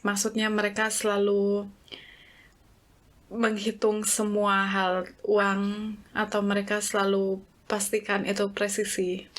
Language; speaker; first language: Indonesian; native; Indonesian